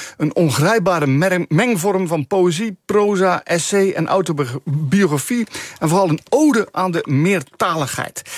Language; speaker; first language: Dutch; native; Dutch